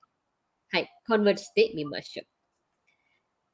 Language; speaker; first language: Japanese; non-native, fluent; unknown